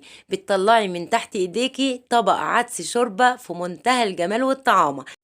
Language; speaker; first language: Arabic; native; Arabic